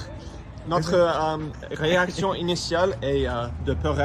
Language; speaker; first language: French; non-native, learner; English